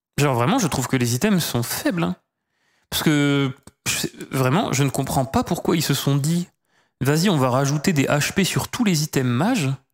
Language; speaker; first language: French; native; French